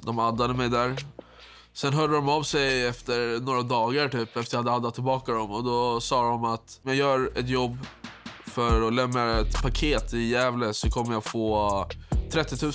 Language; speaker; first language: Swedish; native; Swedish